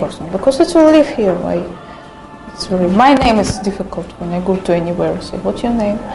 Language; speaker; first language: English; non-native, learner; Russian